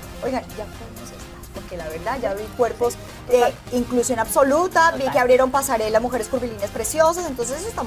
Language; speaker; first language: Spanish; native; Spanish